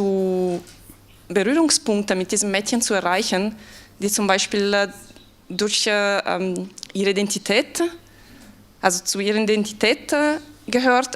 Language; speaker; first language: German; non-native, fluent; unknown